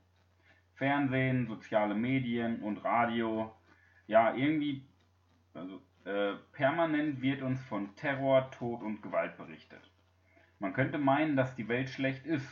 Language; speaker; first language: German; native; German